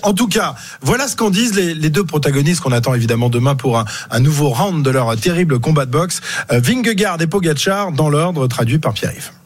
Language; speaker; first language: French; native; French